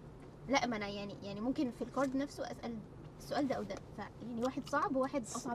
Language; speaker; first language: Arabic; native; Arabic